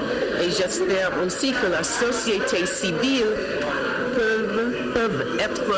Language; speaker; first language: French; non-native, fluent; English